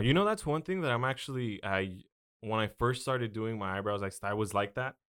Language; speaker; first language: English; early bilingual, other home language; Spanish